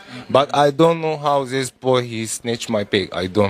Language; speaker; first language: English; non-native, learner; Arabic